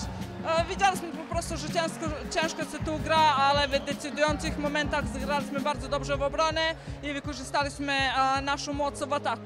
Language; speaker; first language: Polish; non-native, fluent; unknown